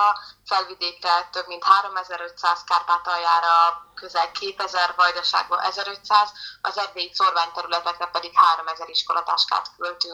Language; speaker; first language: Hungarian; native; Hungarian